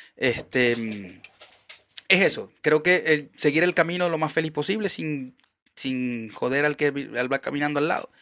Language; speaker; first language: Spanish; native; Spanish